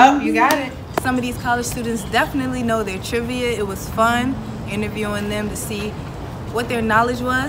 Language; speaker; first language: English; native; English